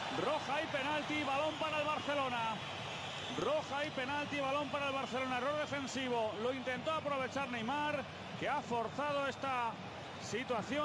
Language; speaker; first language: Spanish; native; Spanish